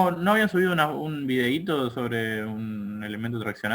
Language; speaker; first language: Spanish; native; Spanish